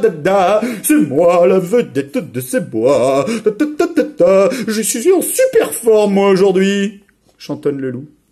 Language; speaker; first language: French; native; French